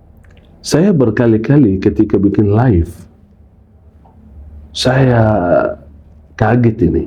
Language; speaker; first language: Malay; non-native, fluent; Arabic